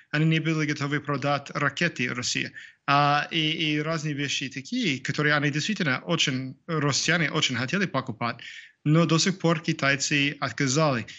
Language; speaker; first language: Russian; non-native, fluent; English